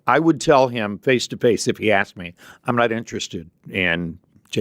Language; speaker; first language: English; native; English